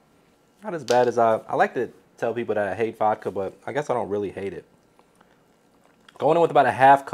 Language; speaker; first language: English; native; English